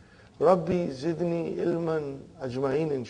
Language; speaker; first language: Arabic; non-native, fluent; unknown